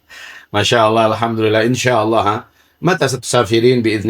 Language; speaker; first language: Arabic; non-native, fluent; Indonesian